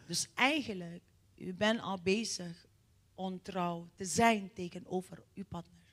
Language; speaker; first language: Dutch; non-native, fluent; Indonesian